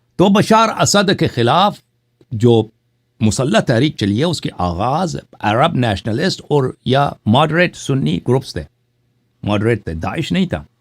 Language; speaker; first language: Urdu; non-native, fluent; Persian